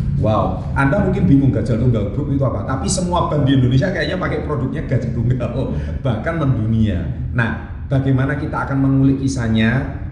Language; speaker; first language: Indonesian; native; Indonesian